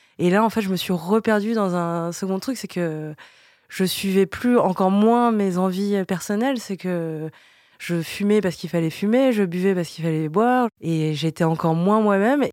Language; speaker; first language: French; early bilingual, other home language; Vietnamese